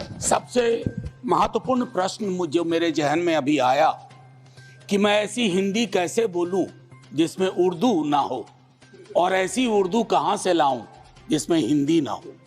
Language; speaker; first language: Hindi; native; Hindi